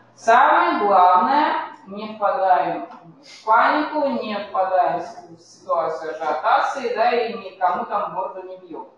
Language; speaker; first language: Russian; native; Russian